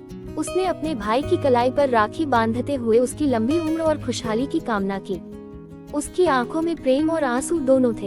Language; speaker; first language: Hindi; native; Hindi